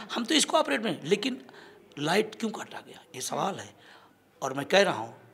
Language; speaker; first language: Hindi; native; Hindi